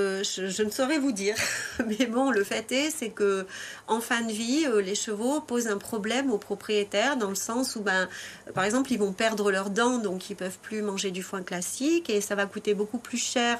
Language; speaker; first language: French; native; French